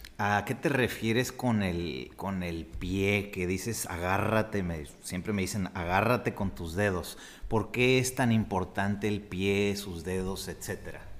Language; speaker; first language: Spanish; native; Spanish